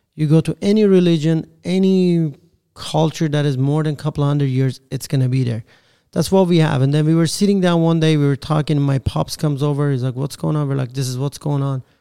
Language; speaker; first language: English; non-native, fluent; Persian